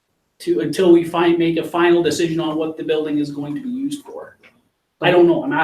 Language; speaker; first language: English; native; English